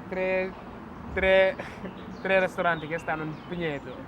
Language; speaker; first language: Italian; non-native, learner; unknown